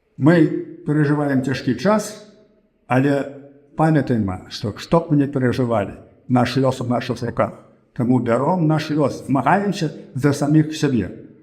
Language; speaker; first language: Belarusian; native; Belarusian